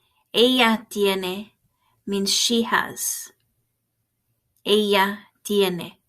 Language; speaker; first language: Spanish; non-native, fluent; English